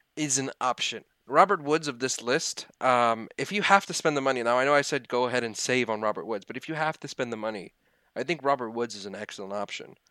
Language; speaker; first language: English; native; English